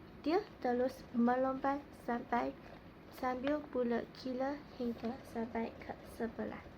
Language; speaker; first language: Malay; non-native, local second language; Chinese